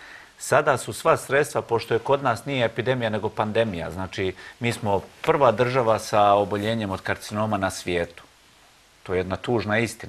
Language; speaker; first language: Croatian; native; Croatian